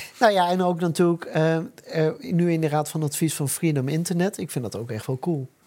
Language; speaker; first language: Dutch; native; Dutch